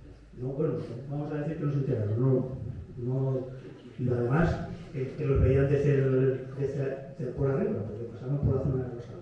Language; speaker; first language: Spanish; native; Spanish